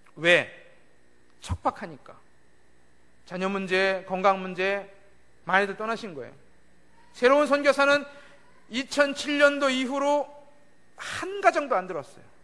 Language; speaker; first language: Korean; native; Korean